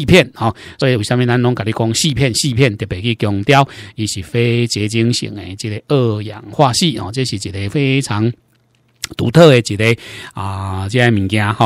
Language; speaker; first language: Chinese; non-native, local second language; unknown